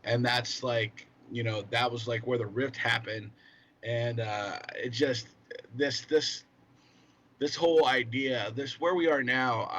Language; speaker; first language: English; native; English